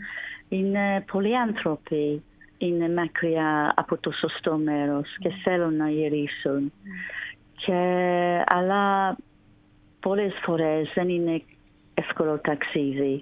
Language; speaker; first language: Greek; non-native, learner; English